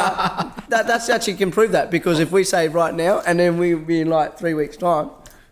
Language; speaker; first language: English; native; English